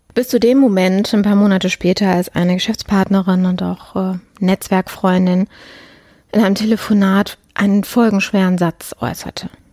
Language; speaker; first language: German; early bilingual, other home language; Polish